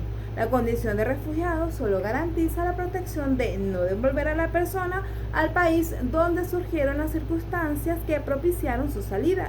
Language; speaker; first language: Spanish; native; Spanish